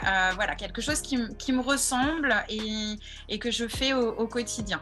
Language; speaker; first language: French; native; French